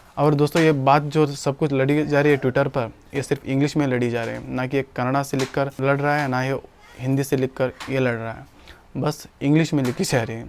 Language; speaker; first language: Hindi; non-native, local second language; Kannada